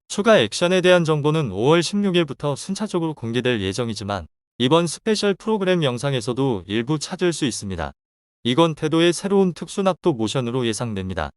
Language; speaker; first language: Korean; native; Korean